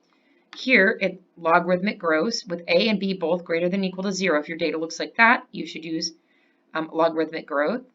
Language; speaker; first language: English; native; English